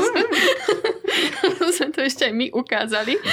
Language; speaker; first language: Slovak; native; Slovak